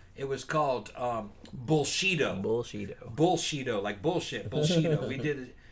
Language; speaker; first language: English; native; English